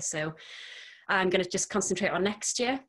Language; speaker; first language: English; native; English